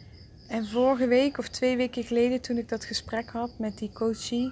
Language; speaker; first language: Dutch; native; Dutch